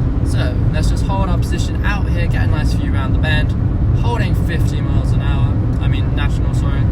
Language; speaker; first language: English; native; English